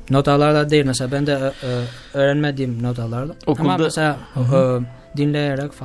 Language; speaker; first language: Turkish; non-native, learner; Albanian